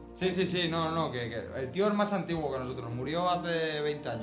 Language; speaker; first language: Spanish; native; Spanish